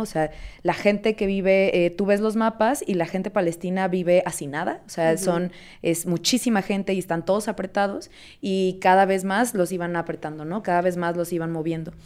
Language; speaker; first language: Spanish; native; Spanish